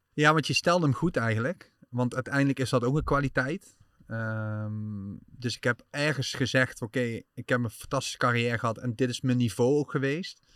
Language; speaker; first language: Dutch; native; Dutch